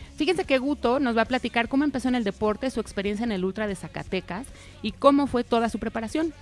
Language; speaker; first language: Spanish; native; Spanish